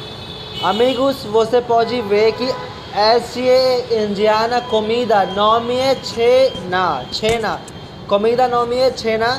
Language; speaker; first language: Portuguese; non-native, learner; Hindi